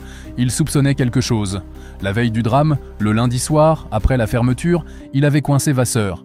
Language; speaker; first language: French; native; French